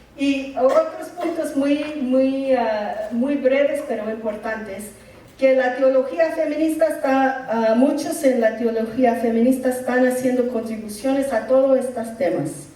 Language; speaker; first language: Spanish; early bilingual, heritage; English